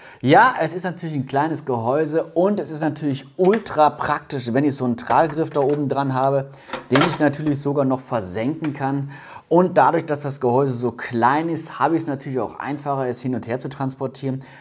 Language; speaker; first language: German; native; German